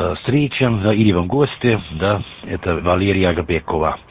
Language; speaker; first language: Russian; non-native, learner; German